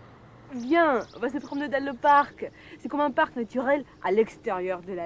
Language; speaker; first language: French; non-native, fluent; Russian